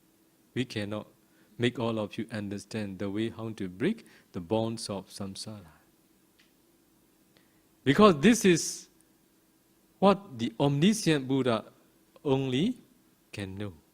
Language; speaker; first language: English; non-native, fluent; Burmese